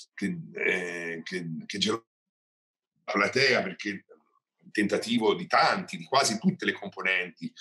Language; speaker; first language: Italian; native; Italian